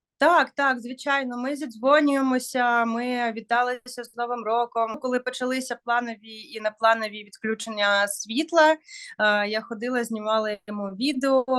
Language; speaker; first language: Ukrainian; non-native, local second language; Russian